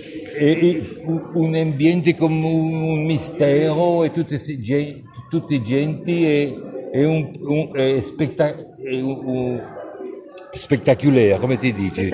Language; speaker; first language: Italian; non-native, fluent; French